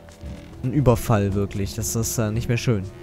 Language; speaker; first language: German; native; German